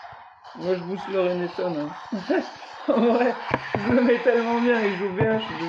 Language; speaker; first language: French; native; French